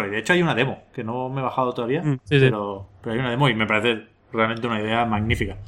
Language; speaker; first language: Spanish; native; Spanish